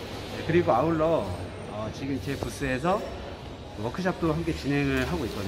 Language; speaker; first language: Korean; native; Korean